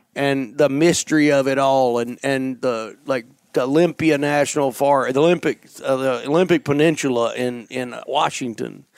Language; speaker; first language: English; native; English